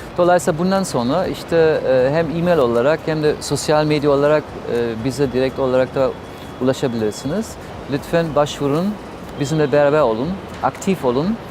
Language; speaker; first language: Turkish; native; Turkish